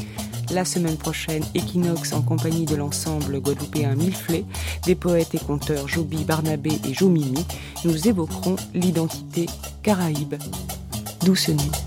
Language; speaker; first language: French; native; French